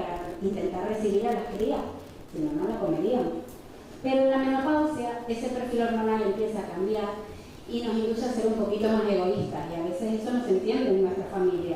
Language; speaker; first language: Spanish; native; Spanish